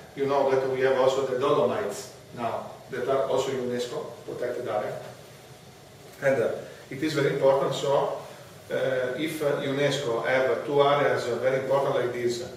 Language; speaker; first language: English; non-native, fluent; Italian